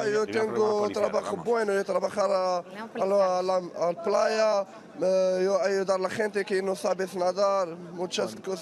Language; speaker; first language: Spanish; non-native, learner; Arabic